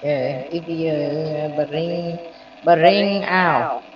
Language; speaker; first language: English; non-native, learner; Vietnamese